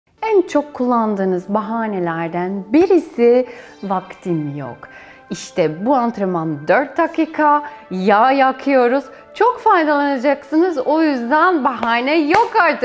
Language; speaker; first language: Turkish; non-native, fluent; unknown